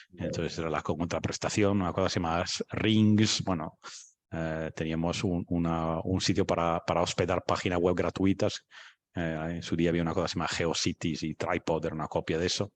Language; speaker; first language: Spanish; non-native, fluent; English